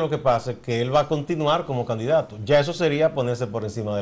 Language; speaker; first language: Spanish; native; Spanish